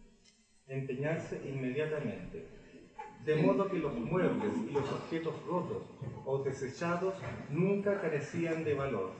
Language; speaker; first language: Spanish; native; Spanish